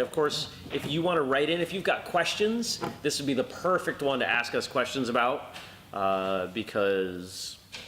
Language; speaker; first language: English; native; English